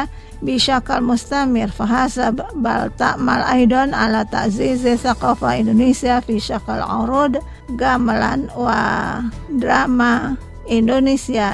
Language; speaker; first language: Arabic; non-native, fluent; Indonesian